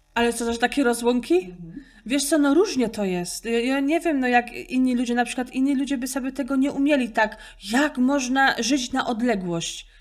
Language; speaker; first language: Polish; native; Polish